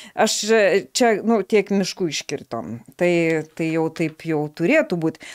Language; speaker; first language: Lithuanian; native; Lithuanian